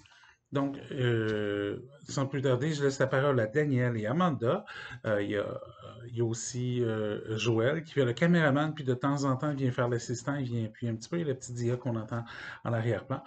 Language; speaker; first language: French; native; French